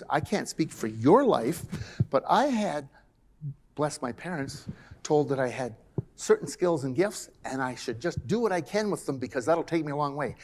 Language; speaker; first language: English; native; English